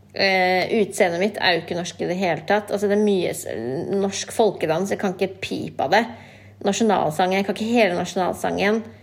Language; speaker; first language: Norwegian; non-native, local second language; Kurdish